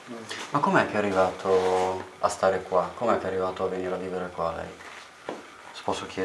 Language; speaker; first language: Italian; native; Italian